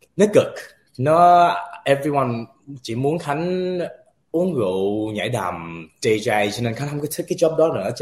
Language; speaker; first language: Vietnamese; early bilingual, heritage; Vietnamese